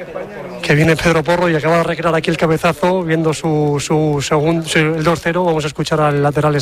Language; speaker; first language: Spanish; native; Spanish